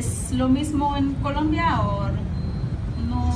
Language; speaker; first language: Spanish; non-native, learner; English